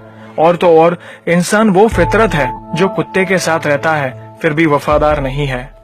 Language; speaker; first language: Hindi; native; Hindi